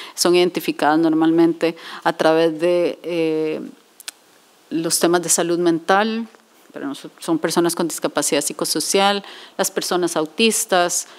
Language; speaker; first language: Spanish; native; Spanish